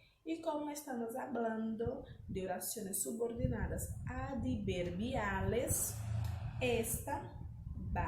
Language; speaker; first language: Spanish; non-native, fluent; Portuguese